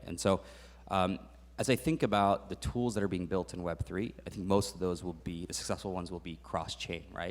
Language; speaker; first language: English; native; English